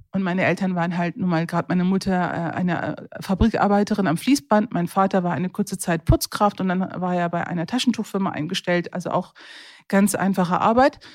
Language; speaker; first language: German; early bilingual, other home language; Turkish